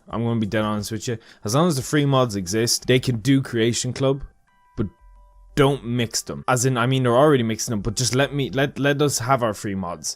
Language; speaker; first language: English; native; English